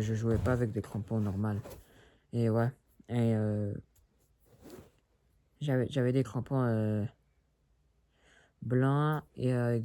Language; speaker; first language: French; early bilingual, other home language; Spanish